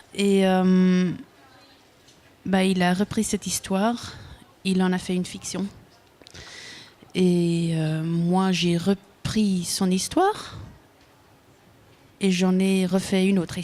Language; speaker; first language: French; non-native, local second language; Dutch